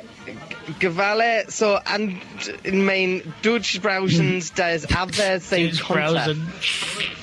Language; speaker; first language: German; non-native, learner; English